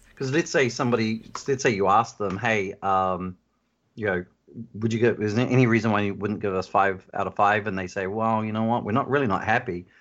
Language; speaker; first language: English; native; English